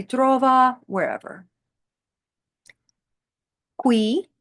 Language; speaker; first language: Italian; non-native, fluent; English